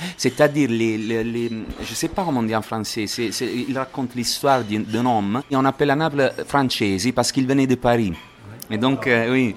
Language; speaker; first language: French; non-native, learner; Italian